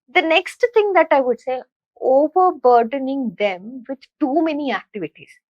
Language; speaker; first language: English; non-native, local second language; Telugu